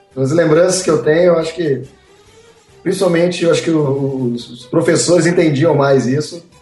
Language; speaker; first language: Portuguese; native; Portuguese